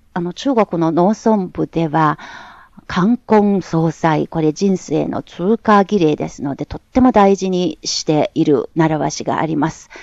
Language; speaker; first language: Japanese; non-native, fluent; Chinese